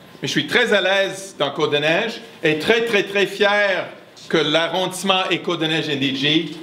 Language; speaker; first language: French; non-native, fluent; English